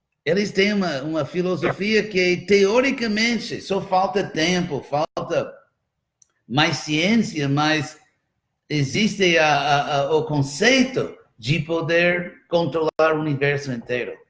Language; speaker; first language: Portuguese; non-native, fluent; English